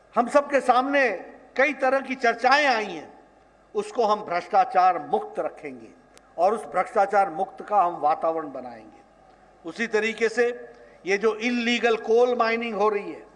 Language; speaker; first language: Hindi; native; Hindi